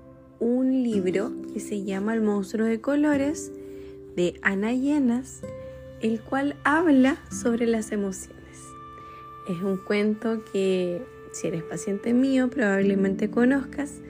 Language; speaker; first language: Spanish; native; Spanish